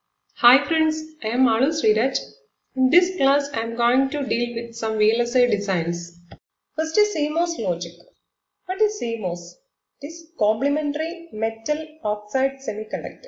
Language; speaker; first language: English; non-native, local second language; Malayalam